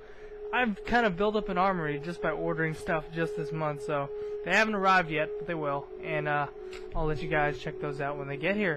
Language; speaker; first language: English; native; English